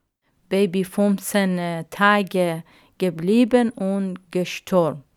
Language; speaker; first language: German; non-native, learner; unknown